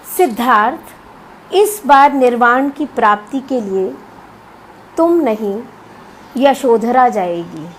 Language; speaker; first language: Hindi; non-native, local second language; Punjabi